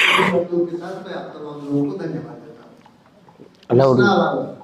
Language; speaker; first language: Hindi; native; Hindi